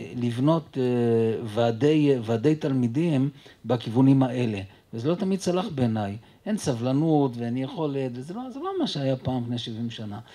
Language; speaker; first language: Hebrew; early bilingual, other home language; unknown